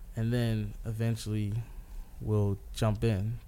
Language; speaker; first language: English; native; English